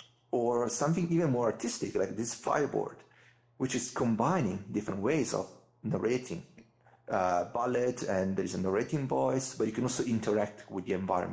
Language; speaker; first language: English; non-native, fluent; Italian